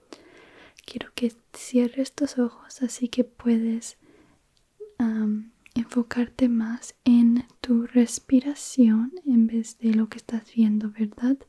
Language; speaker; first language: Spanish; early bilingual, heritage; Spanish